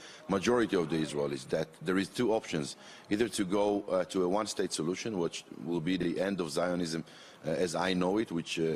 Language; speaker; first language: English; non-native, fluent; Hebrew